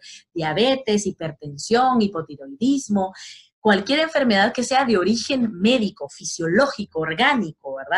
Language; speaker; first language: Spanish; native; Spanish